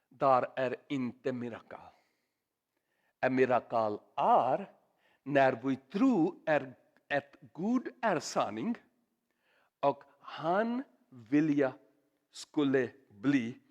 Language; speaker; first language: Swedish; non-native, learner; Urdu